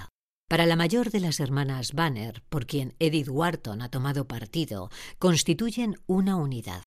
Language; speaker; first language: Spanish; native; Spanish